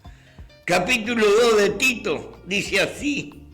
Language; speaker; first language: Spanish; native; Spanish